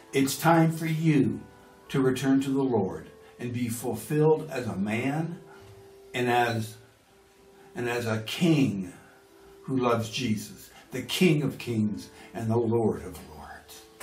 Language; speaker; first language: English; native; English